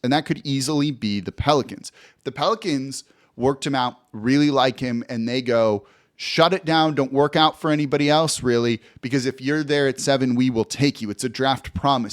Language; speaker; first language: English; native; English